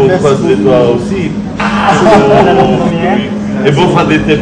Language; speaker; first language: French; non-native, fluent; Greek